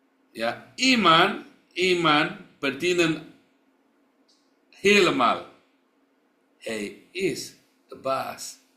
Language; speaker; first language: Dutch; non-native, learner; Indonesian